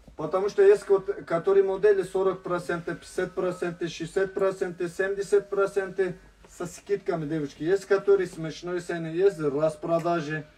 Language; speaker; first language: Russian; non-native, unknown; Turkish